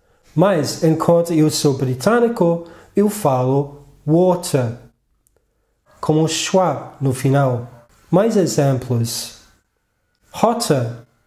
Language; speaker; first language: Portuguese; non-native, fluent; English